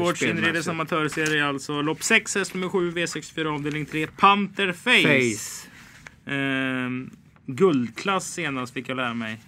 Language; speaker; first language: Swedish; native; Swedish